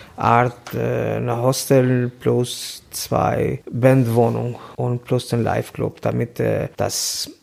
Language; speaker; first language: German; non-native, fluent; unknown